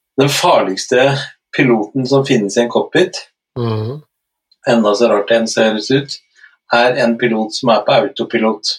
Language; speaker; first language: Norwegian; native; Norwegian